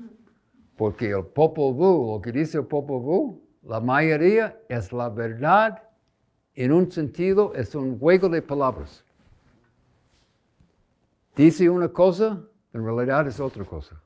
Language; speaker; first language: Spanish; non-native, fluent; English